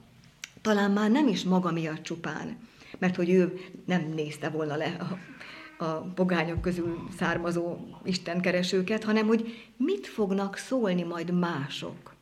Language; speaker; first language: Hungarian; native; Hungarian